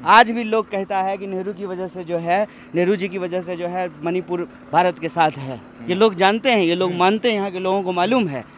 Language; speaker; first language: Hindi; native; Hindi